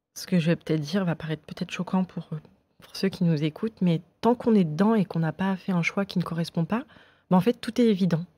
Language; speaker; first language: French; native; French